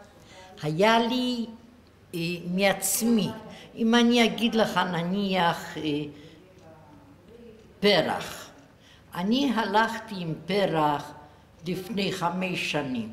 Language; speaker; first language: Hebrew; non-native, fluent; Yiddish